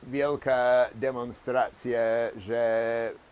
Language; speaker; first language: Polish; non-native, fluent; English